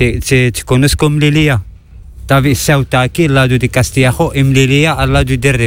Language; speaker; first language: Spanish; non-native, learner; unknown